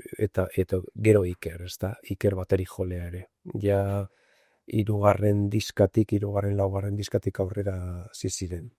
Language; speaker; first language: Basque; non-native, local second language; Spanish